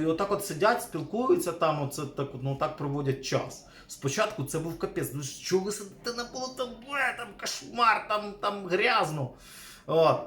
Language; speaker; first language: Ukrainian; native; Ukrainian